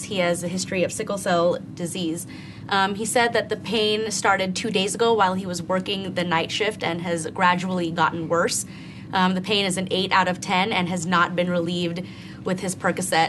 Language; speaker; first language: English; native; English